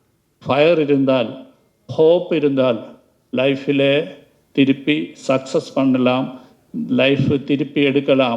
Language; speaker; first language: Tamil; non-native, learner; Malayalam